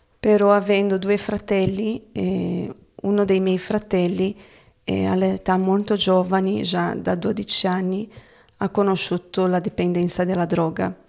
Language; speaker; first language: Italian; non-native, fluent; Portuguese